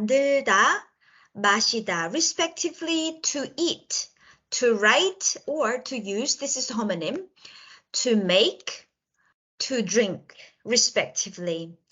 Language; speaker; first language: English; non-native, local second language; Korean